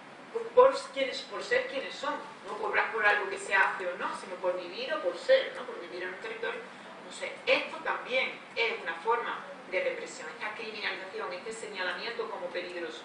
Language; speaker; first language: Spanish; native; Spanish